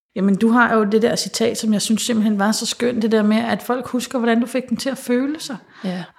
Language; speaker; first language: Danish; native; Danish